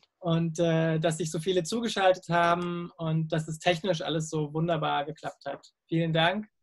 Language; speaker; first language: German; native; German